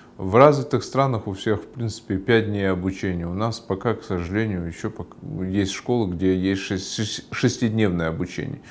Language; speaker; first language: Russian; non-native, local second language; Kyrgyz